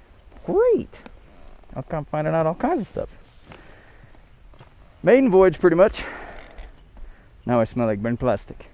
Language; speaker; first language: English; native; English